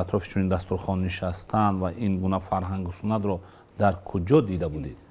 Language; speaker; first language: Persian; native; Persian